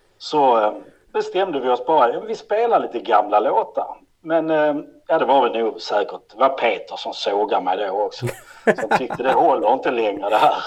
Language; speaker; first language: Swedish; native; Swedish